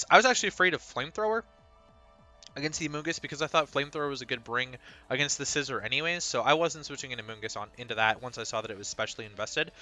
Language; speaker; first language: English; native; English